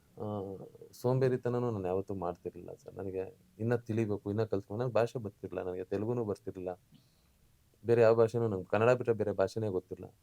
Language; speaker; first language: Kannada; non-native, local second language; Lambadi